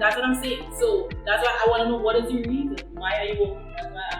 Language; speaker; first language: English; native; English